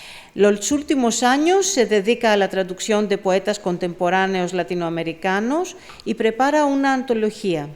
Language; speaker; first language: Spanish; non-native, fluent; Greek